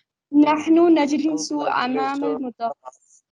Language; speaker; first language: Arabic; non-native, learner; Urdu